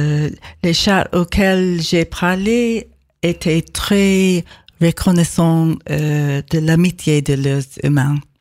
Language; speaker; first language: French; non-native, learner; English